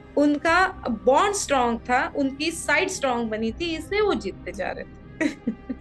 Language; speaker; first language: Hindi; non-native, local second language; Marathi